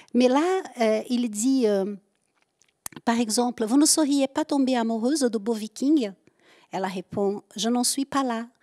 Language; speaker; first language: French; native; French